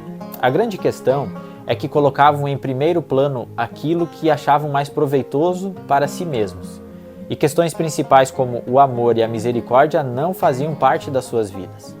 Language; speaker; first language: Portuguese; native; Portuguese